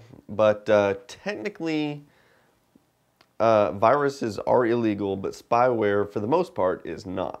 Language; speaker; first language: English; native; English